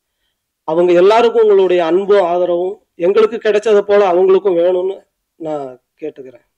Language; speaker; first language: Tamil; native; Tamil